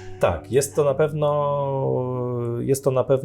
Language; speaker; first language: Polish; native; Polish